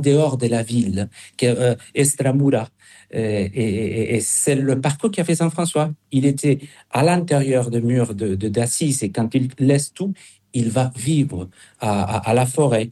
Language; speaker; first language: French; non-native, fluent; Spanish